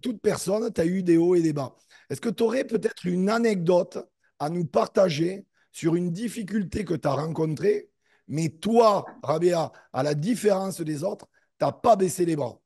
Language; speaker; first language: French; native; French